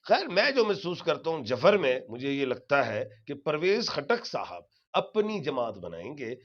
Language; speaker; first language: Urdu; non-native, local second language; Punjabi